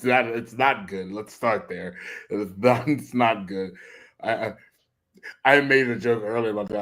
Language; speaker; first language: English; native; English